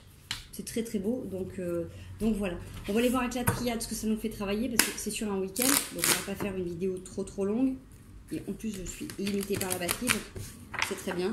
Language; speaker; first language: French; native; French